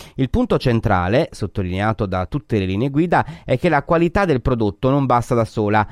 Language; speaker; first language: Italian; native; Italian